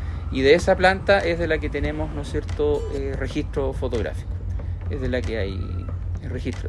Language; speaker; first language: Spanish; native; Spanish